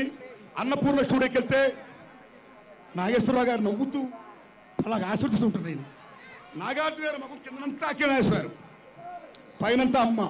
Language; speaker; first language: Telugu; native; Telugu